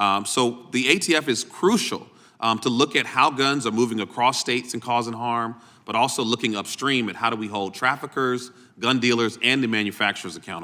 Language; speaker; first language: English; native; English